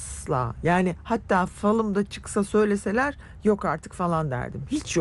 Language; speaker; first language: Turkish; native; Turkish